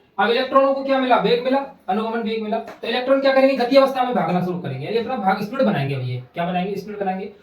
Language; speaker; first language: Hindi; native; Hindi